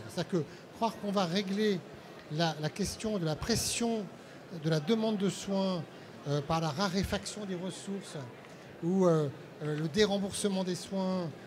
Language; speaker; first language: French; native; French